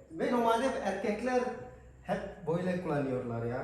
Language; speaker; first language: Turkish; non-native, learner; Indonesian